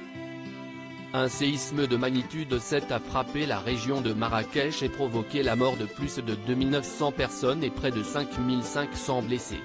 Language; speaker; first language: French; native; French